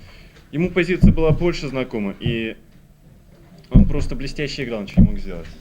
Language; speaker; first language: Russian; native; Russian